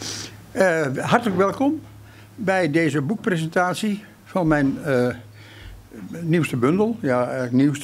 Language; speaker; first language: Dutch; native; Dutch